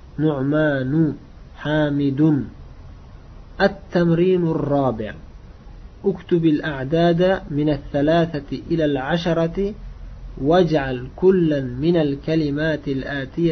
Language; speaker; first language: Arabic; non-native, fluent; Uzbek